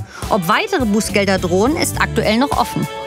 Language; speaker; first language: German; native; German